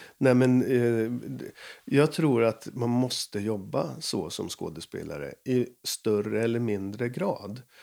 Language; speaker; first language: Swedish; native; Swedish